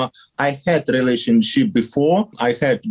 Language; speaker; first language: English; non-native, learner; Kazakh